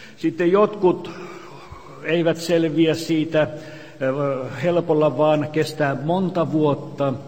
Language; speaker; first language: Finnish; native; Finnish